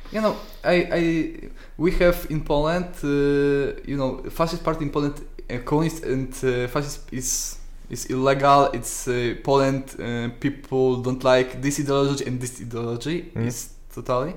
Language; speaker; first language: English; non-native, learner; Polish